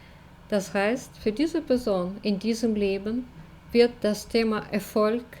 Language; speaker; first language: German; non-native, fluent; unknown